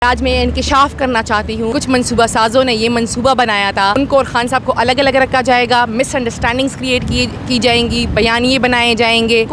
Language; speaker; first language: Urdu; non-native, local second language; Pashto